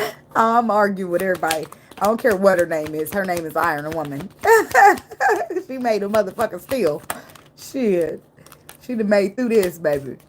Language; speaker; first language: English; native; English